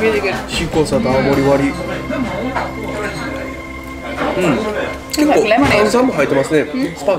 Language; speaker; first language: Japanese; native; Japanese